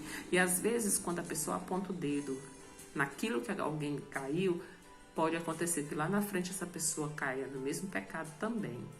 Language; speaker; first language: Portuguese; native; Portuguese